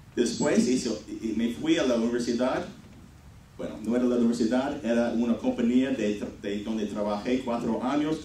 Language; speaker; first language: Spanish; non-native, fluent; English